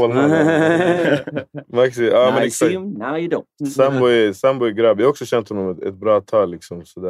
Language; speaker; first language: Swedish; native; Swedish